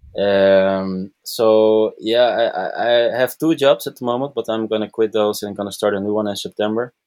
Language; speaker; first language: English; non-native, fluent; Dutch